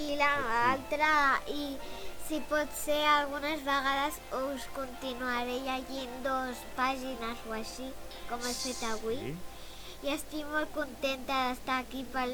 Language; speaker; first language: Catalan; non-native, local second language; Spanish